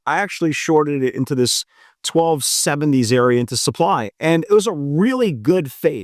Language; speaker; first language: English; native; English